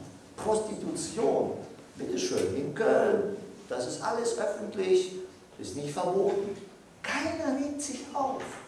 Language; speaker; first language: German; non-native, fluent; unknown